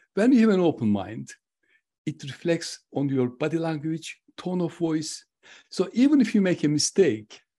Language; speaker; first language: English; non-native, fluent; Turkish